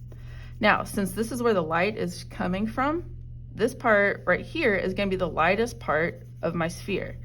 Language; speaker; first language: English; native; English